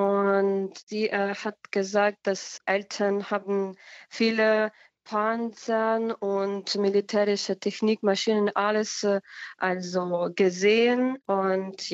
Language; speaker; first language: German; non-native, fluent; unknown